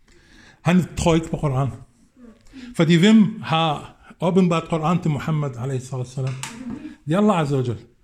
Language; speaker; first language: Danish; non-native, fluent; Arabic